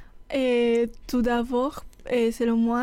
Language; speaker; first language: French; non-native, learner; Spanish